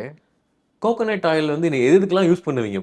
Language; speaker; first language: Tamil; native; Tamil